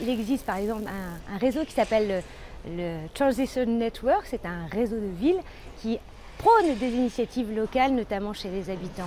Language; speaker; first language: French; native; French